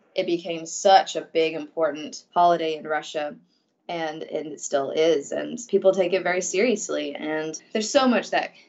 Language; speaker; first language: English; early bilingual, other home language; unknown